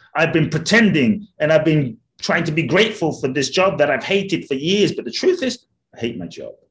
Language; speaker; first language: English; native; English